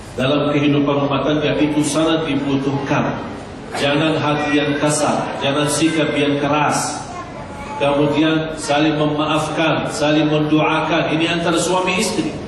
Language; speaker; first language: Malay; non-native, fluent; Arabic